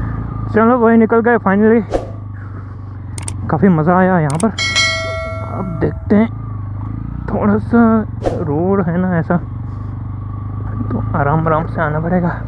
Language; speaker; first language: Hindi; non-native, local second language; Gujarati